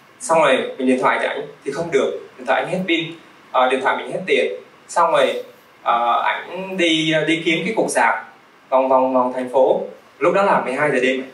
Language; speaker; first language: Vietnamese; early bilingual, other home language; Russian